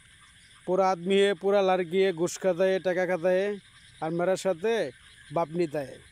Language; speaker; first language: Hindi; non-native, learner; Bangla